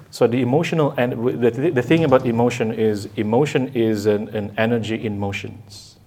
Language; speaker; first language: English; non-native, fluent; Indonesian